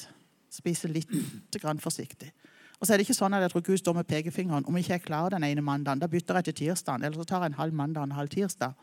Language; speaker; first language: Norwegian; native; Norwegian